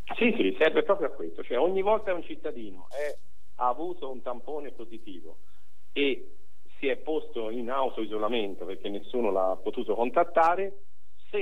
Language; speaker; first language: Italian; native; Italian